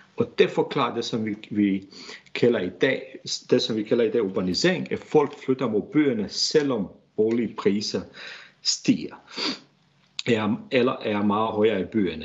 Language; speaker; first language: Danish; non-native, fluent; Bosnian